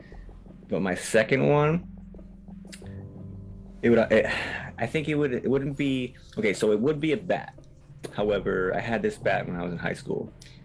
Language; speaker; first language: English; native; English